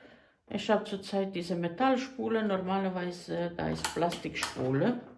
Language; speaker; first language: German; non-native, fluent; Bosnian